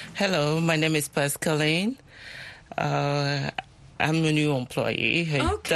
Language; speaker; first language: English; non-native, fluent; French